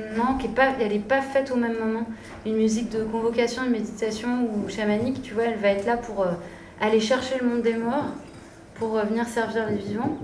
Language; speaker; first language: French; native; French